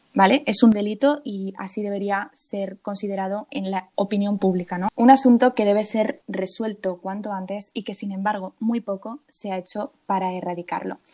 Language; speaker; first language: Spanish; native; Spanish